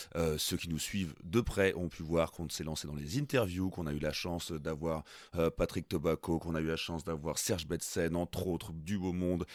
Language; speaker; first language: French; native; French